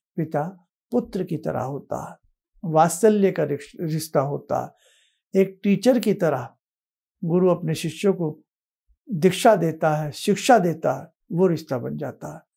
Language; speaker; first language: Hindi; native; Hindi